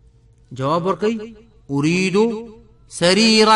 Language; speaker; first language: Arabic; non-native, fluent; Pashto